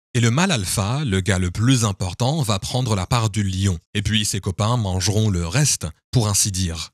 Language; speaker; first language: French; non-native, fluent; English